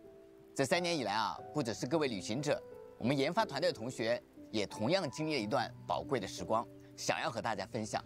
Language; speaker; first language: Chinese; native; Chinese